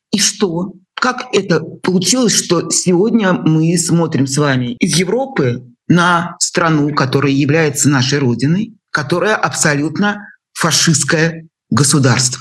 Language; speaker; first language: Russian; native; Russian